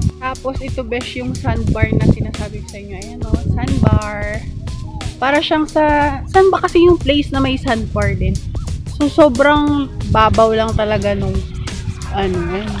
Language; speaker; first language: Filipino; non-native, local second language; Pangasinan